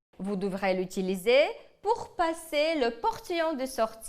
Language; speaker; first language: French; non-native, fluent; Ukrainian